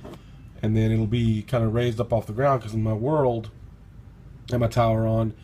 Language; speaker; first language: English; native; English